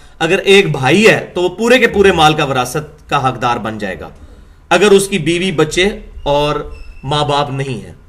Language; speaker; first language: Urdu; non-native, local second language; Punjabi